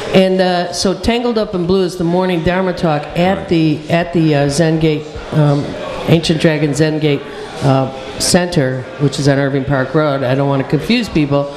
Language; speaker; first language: English; native; English